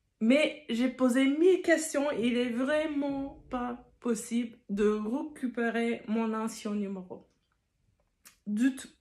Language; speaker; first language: French; non-native, fluent; English